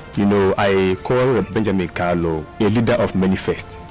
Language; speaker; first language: English; non-native, local second language; Igbo